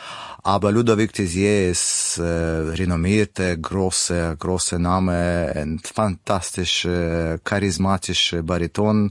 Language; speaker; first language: German; non-native, learner; Russian